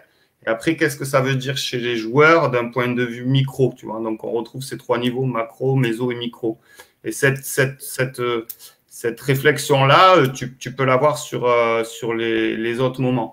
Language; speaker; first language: French; native; French